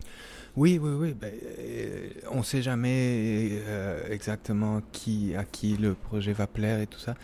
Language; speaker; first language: French; non-native, fluent; Spanish